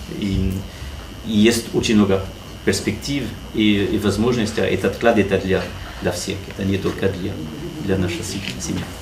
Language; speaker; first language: Russian; non-native, learner; French